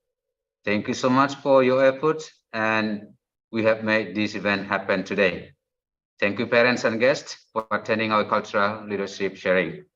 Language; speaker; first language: English; non-native, fluent; Indonesian